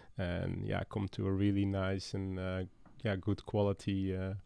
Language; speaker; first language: English; non-native, fluent; Dutch